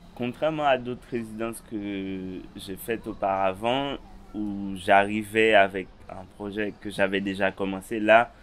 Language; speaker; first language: French; native; French